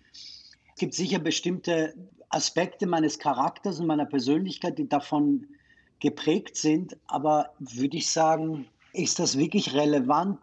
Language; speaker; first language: German; non-native, fluent; Persian